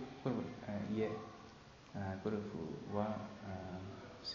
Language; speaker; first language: Japanese; non-native, learner; Vietnamese